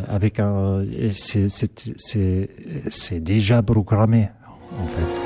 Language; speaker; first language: French; non-native, learner; Arabic